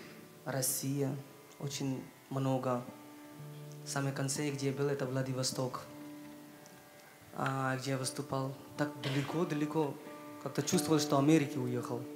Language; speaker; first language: Russian; non-native, learner; Hindi